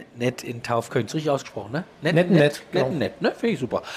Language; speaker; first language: German; native; German